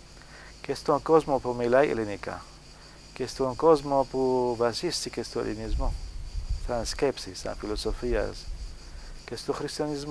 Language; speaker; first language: Greek; non-native, fluent; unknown